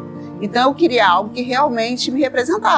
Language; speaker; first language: Portuguese; native; Portuguese